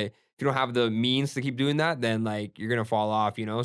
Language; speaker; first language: English; early bilingual, other home language; Gujarati